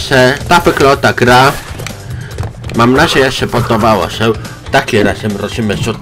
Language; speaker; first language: Polish; non-native, learner; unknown